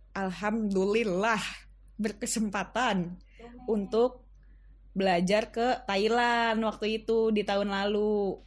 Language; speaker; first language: Indonesian; native; Indonesian